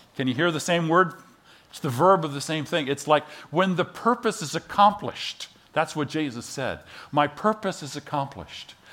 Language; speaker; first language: English; native; English